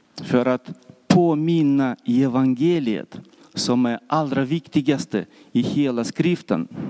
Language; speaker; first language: Swedish; non-native, fluent; Russian